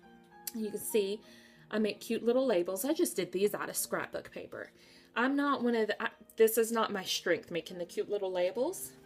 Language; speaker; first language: English; native; English